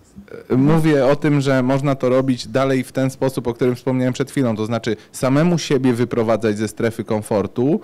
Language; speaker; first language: Polish; native; Polish